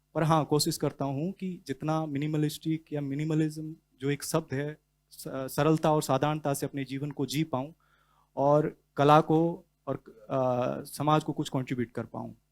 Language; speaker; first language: Hindi; native; Hindi